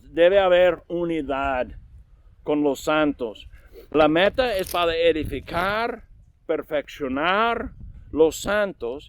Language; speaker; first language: Spanish; non-native, learner; English